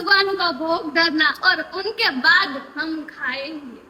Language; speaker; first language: Hindi; non-native, local second language; Gujarati